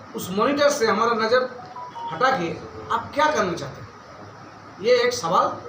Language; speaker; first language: Hindi; non-native, local second language; Bangla